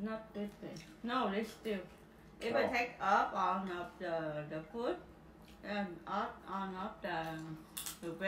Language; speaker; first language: English; non-native, learner; Vietnamese